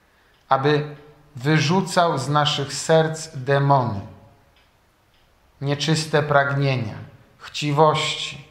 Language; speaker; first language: Polish; native; Polish